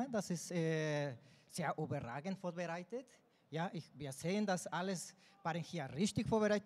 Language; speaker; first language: German; non-native, learner; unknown